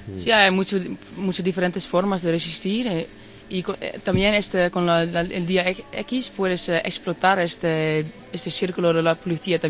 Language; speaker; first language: Spanish; non-native, fluent; Dutch